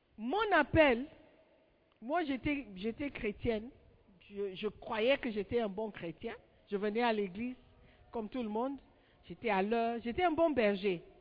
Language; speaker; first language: French; non-native, fluent; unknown